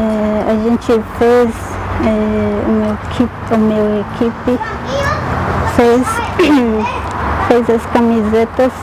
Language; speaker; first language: Portuguese; non-native, local second language; Guarani